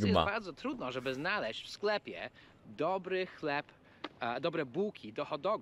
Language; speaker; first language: Polish; non-native, fluent; English